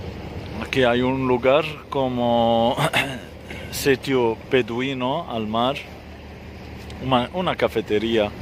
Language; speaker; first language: Spanish; non-native, fluent; Arabic